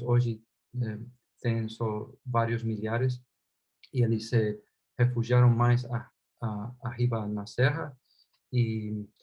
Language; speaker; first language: Portuguese; non-native, fluent; Spanish